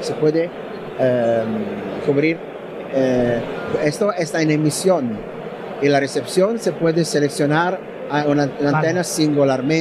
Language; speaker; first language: Spanish; non-native, learner; Italian